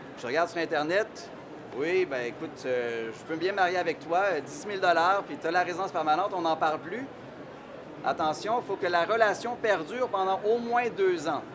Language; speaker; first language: French; native; French